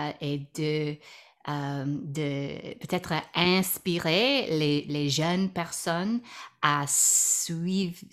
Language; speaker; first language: French; non-native, learner; English